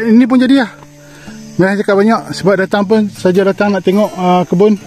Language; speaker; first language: Malay; native; Malay